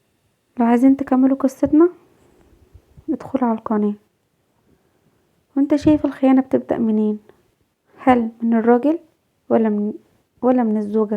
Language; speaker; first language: Arabic; native; Arabic